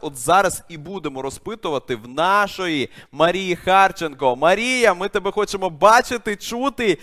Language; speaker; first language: Ukrainian; native; Ukrainian